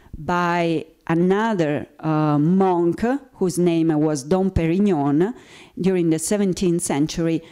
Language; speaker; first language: English; non-native, fluent; Italian